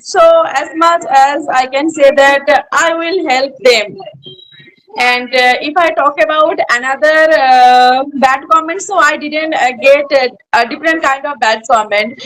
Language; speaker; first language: English; non-native, learner; Bangla